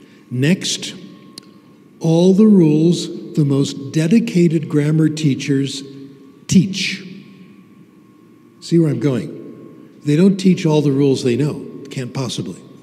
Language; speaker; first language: English; native; English